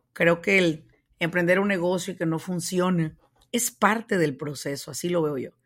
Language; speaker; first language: Spanish; native; Spanish